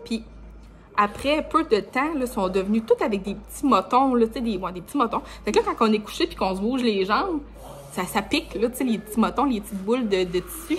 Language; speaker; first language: French; native; French